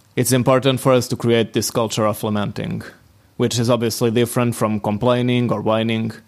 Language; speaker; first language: English; non-native, fluent; Portuguese